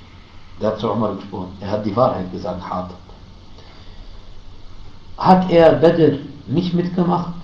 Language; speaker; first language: German; non-native, fluent; Arabic